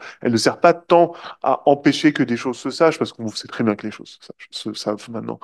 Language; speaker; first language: French; non-native, fluent; Arabic